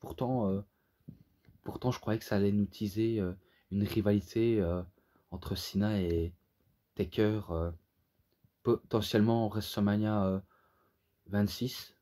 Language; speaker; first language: French; native; French